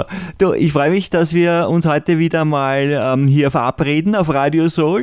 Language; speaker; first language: German; native; German